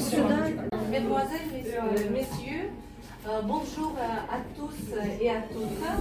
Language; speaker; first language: French; non-native, fluent; Ukrainian